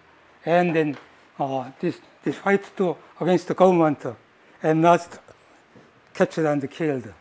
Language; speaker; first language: English; non-native, learner; Korean